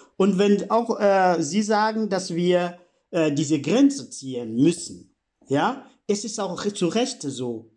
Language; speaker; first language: German; non-native, fluent; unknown